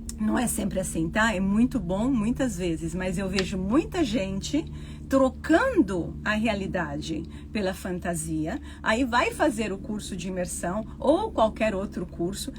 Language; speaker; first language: Portuguese; non-native, fluent; Italian